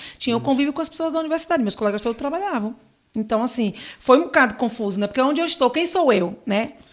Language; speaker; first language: Portuguese; native; Portuguese